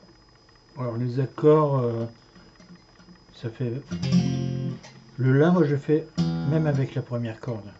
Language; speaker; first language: French; native; French